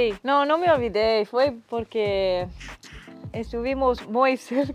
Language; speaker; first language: Spanish; non-native, learner; English